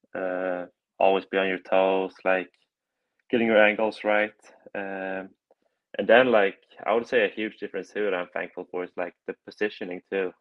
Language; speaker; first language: English; non-native, fluent; Swedish